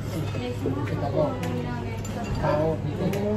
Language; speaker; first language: Japanese; non-native, learner; Vietnamese